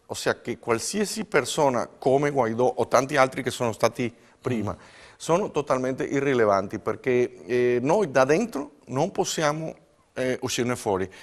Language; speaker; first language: Italian; early bilingual, heritage; Spanish